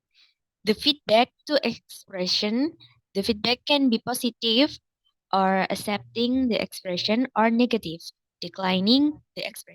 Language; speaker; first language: English; non-native, fluent; Indonesian